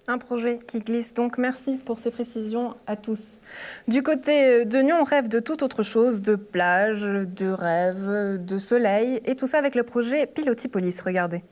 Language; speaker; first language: French; native; French